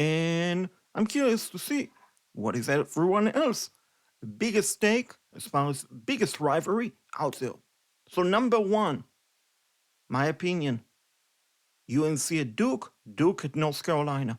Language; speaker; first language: English; non-native, fluent; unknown